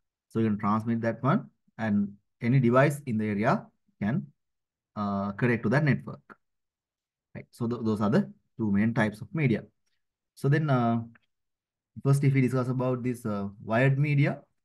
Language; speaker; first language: English; non-native, local second language; Sinhala